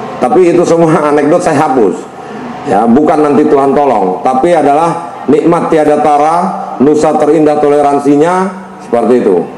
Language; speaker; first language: Indonesian; native; Indonesian